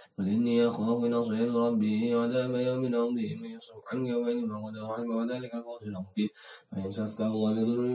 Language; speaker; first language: Arabic; non-native, learner; Indonesian